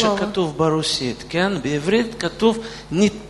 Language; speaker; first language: Hebrew; non-native, fluent; Russian